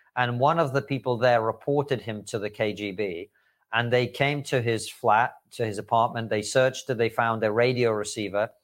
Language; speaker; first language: English; early bilingual, other home language; Russian